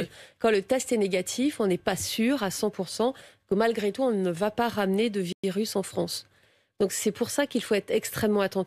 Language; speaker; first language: French; native; French